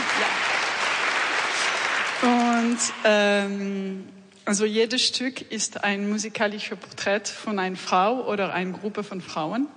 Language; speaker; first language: German; non-native, fluent; French